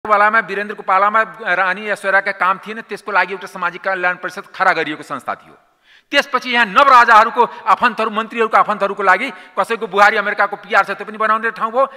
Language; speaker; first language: Nepali; non-native, local second language; Maithili